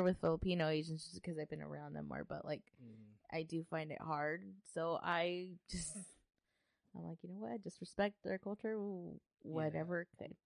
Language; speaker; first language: English; early bilingual, other home language; Spanish